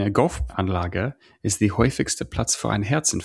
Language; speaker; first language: German; non-native, learner; English